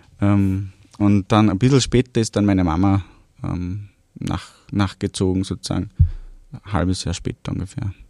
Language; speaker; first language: German; early bilingual, other home language; Romanian